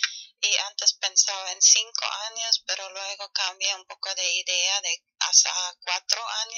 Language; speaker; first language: Spanish; non-native, learner; German